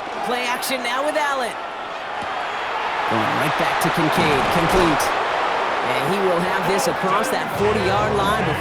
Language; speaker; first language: English; native; English